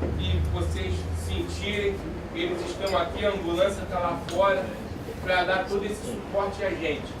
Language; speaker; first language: Portuguese; native; Portuguese